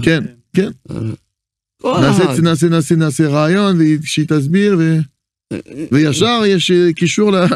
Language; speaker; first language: Hebrew; non-native, fluent; French